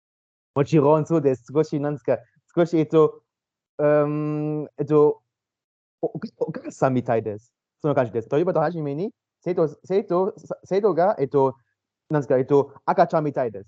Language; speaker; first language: Japanese; non-native, learner; Luxembourgish